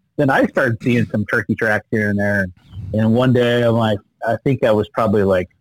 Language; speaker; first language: English; native; English